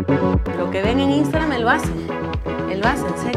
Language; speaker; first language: Spanish; native; Spanish